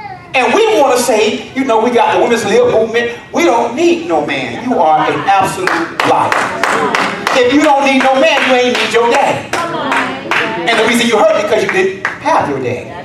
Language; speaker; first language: English; native; English